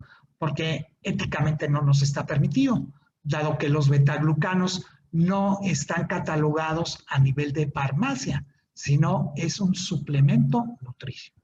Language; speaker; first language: Spanish; native; Spanish